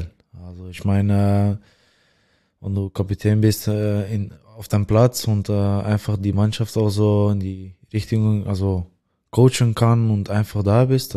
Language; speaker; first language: German; non-native, learner; Dutch